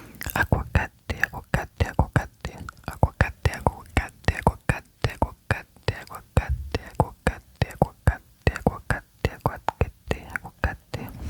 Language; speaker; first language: Spanish; non-native, learner; French